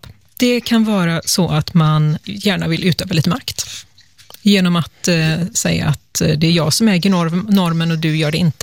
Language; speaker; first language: Swedish; native; Swedish